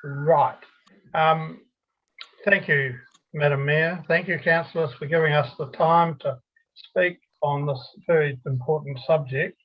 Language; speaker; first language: English; native; English